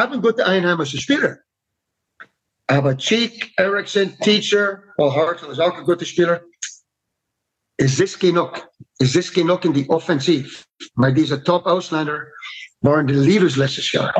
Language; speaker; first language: German; non-native, fluent; English